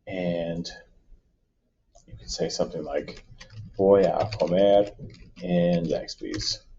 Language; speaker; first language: Spanish; non-native, fluent; English